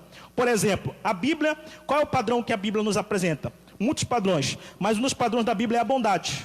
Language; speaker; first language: Portuguese; native; Portuguese